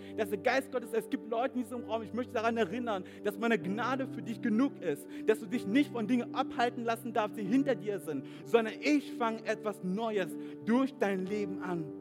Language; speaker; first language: German; non-native, fluent; French